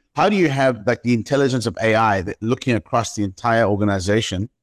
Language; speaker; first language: English; native; English